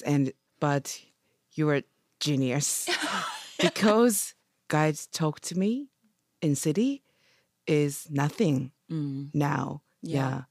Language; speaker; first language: English; non-native, learner; Japanese